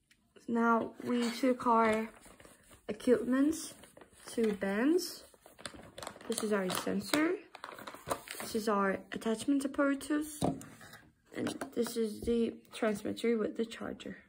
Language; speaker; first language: English; non-native, fluent; Turkish